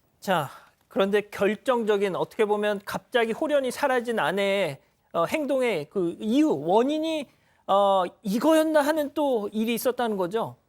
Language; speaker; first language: Korean; native; Korean